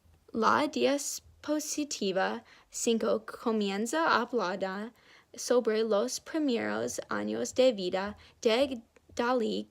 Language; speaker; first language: Spanish; non-native, learner; English